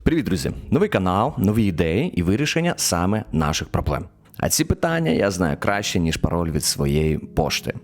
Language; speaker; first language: Ukrainian; non-native, local second language; Russian